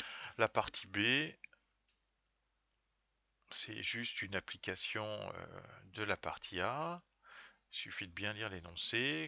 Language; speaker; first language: French; native; French